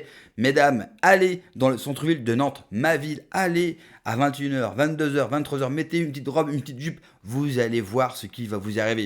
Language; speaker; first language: French; native; French